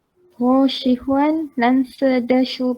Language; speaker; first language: Chinese; non-native, learner; Malay